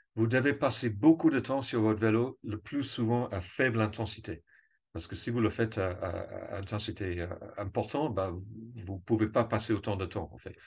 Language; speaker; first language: French; non-native, fluent; English